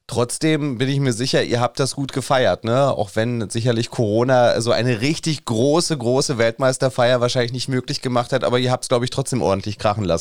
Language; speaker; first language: German; native; German